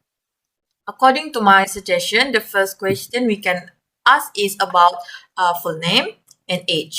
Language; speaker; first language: English; non-native, learner; Malay